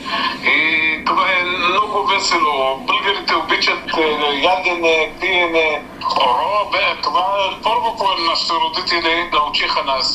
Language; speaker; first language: Bulgarian; early bilingual, heritage; Bulgarian